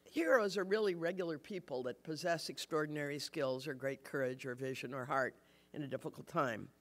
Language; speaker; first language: English; native; English